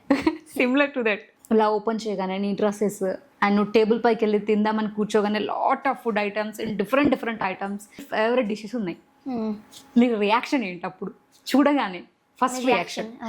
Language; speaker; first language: Telugu; native; Telugu